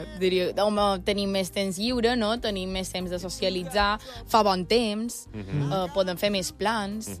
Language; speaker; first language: Catalan; non-native, fluent; English